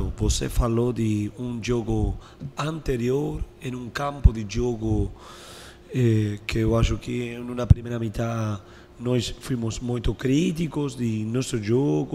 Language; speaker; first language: Portuguese; non-native, learner; Spanish